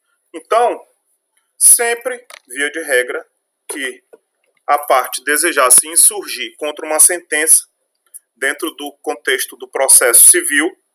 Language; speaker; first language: Portuguese; native; Portuguese